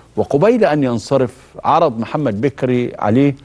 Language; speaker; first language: Arabic; native; Arabic